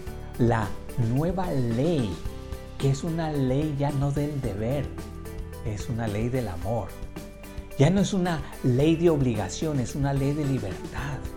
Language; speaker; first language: Spanish; native; Spanish